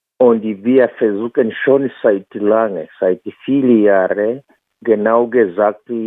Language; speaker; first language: German; non-native, fluent; Swahili